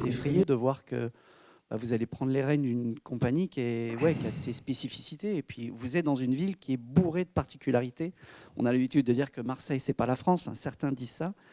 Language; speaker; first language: French; native; French